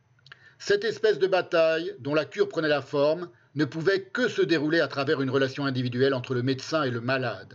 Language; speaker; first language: French; native; French